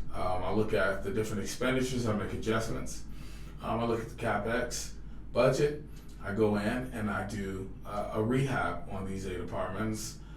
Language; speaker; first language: English; native; English